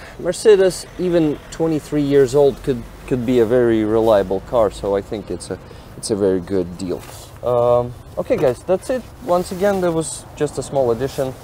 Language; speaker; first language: English; non-native, fluent; Ukrainian